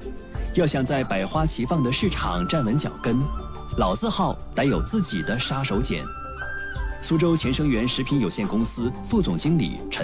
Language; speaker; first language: Chinese; native; Chinese